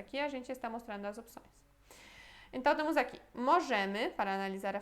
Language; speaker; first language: Portuguese; non-native, fluent; Polish